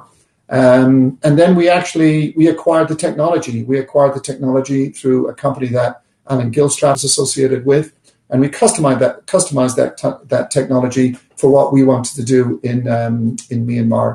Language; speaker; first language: English; native; English